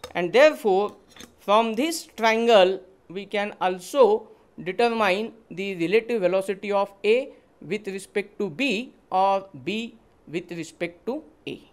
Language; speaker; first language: English; non-native, local second language; Marathi